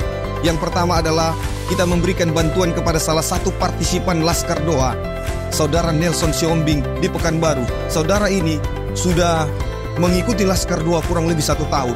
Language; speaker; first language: Indonesian; native; Indonesian